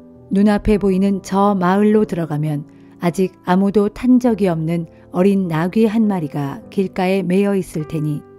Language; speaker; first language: Korean; native; Korean